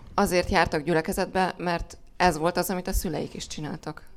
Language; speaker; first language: Hungarian; native; Hungarian